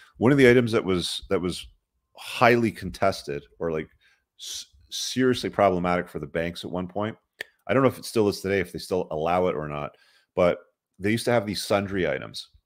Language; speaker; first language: English; native; English